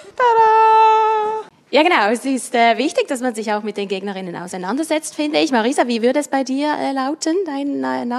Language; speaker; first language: German; native; German